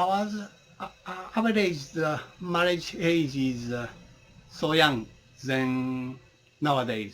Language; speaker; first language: English; non-native, learner; Japanese